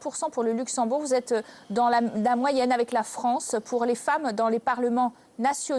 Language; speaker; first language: French; native; French